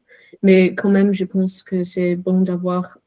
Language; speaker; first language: French; non-native, fluent; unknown